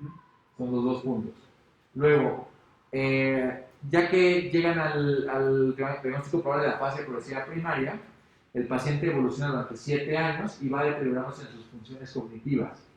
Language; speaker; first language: Spanish; native; Spanish